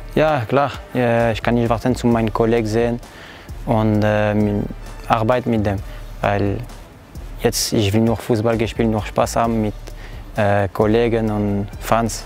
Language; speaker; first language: German; non-native, learner; French